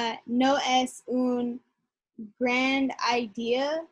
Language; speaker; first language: Spanish; non-native, learner; English